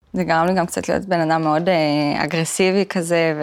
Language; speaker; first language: Hebrew; early bilingual, other home language; Russian